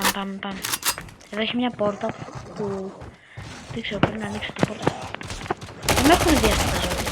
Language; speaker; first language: Greek; native; Greek